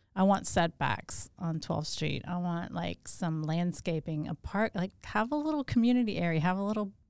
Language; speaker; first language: English; native; English